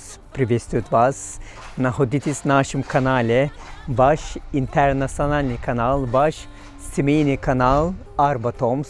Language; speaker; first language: Russian; non-native, fluent; Turkish